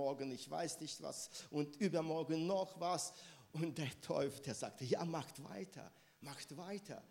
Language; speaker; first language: German; non-native, fluent; Russian